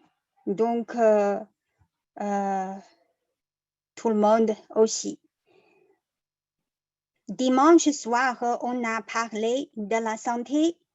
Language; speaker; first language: French; non-native, learner; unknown